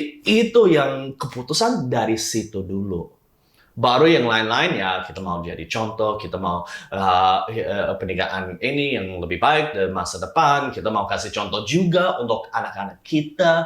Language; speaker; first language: Indonesian; non-native, fluent; English